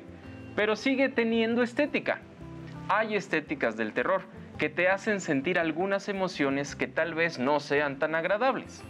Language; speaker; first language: Spanish; native; Spanish